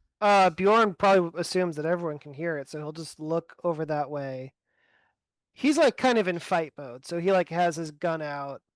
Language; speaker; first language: English; native; English